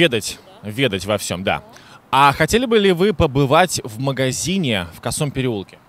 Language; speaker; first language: Russian; native; Russian